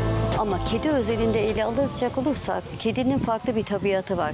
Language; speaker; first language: Turkish; native; Turkish